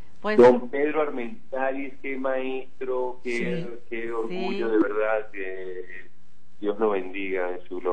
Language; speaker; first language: Spanish; native; Spanish